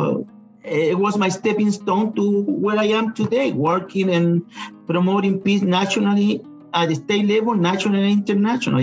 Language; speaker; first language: English; non-native, fluent; Spanish